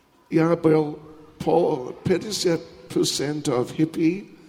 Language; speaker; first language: Russian; non-native, learner; English